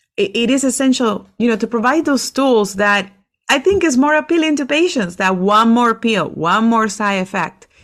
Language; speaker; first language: English; non-native, fluent; Spanish